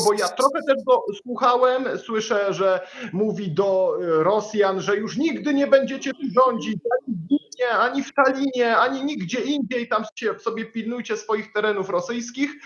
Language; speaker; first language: Polish; native; Polish